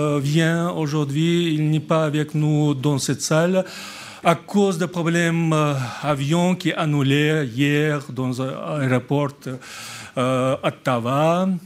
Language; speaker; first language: French; non-native, learner; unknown